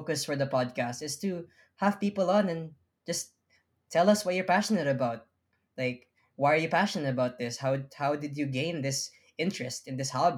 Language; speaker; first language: English; non-native, local second language; Filipino